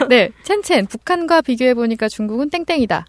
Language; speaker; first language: Korean; native; Korean